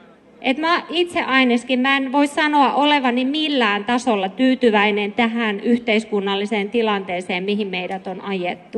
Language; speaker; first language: Finnish; native; Finnish